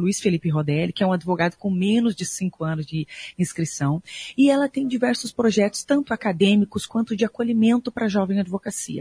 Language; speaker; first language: Portuguese; native; Portuguese